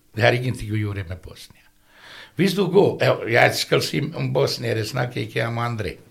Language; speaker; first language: Norwegian; non-native, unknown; Bosnian